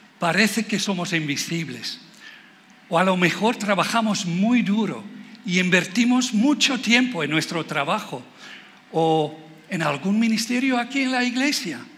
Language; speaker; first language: Spanish; non-native, fluent; Dutch